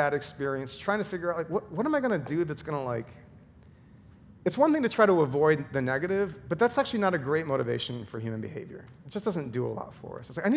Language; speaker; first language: English; native; English